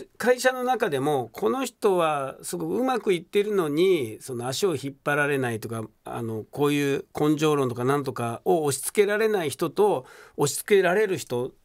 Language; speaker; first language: Japanese; native; Japanese